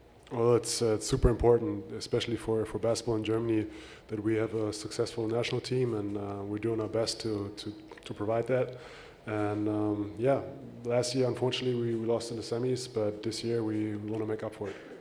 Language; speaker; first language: English; non-native, fluent; German